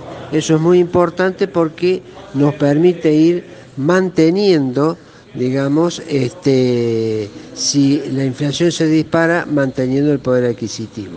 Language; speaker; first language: Spanish; native; Spanish